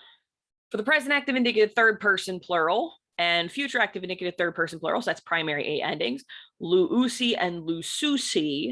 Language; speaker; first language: English; native; English